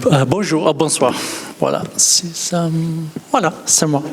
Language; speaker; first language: French; non-native, learner; Dutch